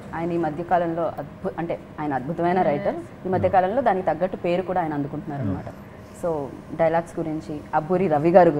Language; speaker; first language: Telugu; native; Telugu